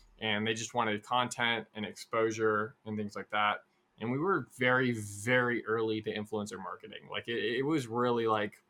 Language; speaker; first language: English; native; English